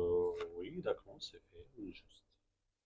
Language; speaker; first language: French; non-native, fluent; Bangla